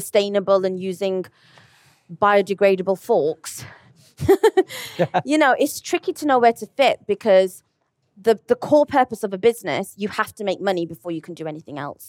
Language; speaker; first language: English; native; English